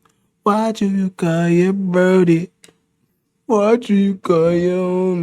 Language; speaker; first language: English; native; English